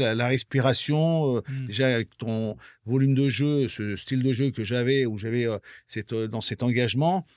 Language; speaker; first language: French; native; French